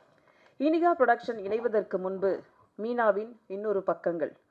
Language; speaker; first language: Tamil; native; Tamil